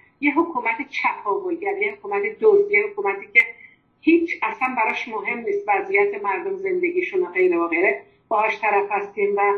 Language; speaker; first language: Persian; non-native, local second language; Azerbaijani